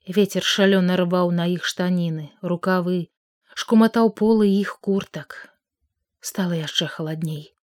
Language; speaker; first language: Belarusian; native; Belarusian